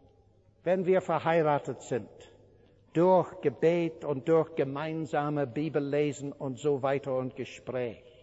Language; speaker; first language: German; non-native, fluent; English